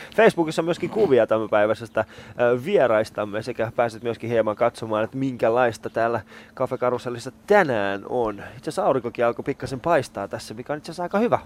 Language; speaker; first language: Finnish; native; Finnish